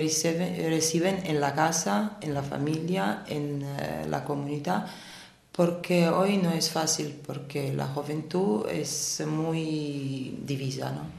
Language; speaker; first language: Spanish; non-native, fluent; Armenian